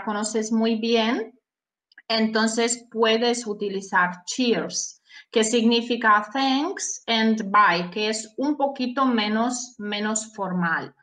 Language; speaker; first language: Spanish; non-native, fluent; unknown